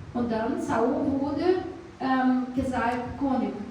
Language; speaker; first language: German; non-native, fluent; Portuguese